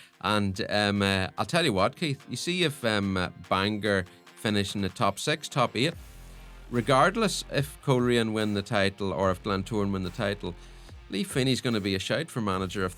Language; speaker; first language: English; native; English